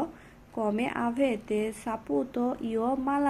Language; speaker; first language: Italian; non-native, learner; Bangla